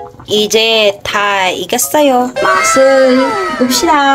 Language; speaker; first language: Korean; non-native, learner; Filipino